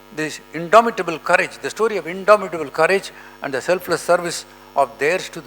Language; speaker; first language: English; non-native, local second language; Tamil